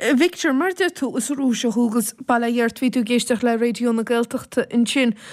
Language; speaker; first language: Irish; native; Irish